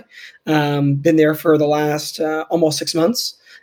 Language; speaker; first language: English; native; English